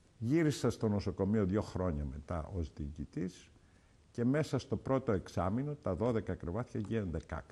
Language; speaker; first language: Greek; early bilingual, heritage; Greek